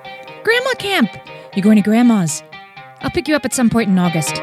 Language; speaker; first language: English; native; English